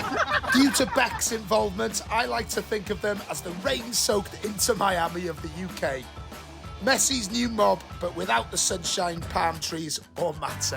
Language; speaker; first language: English; native; English